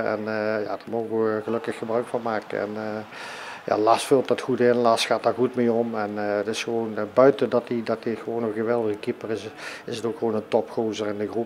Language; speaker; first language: Dutch; native; Dutch